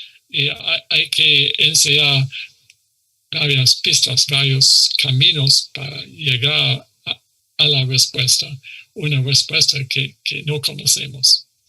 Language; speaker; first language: Spanish; non-native, fluent; English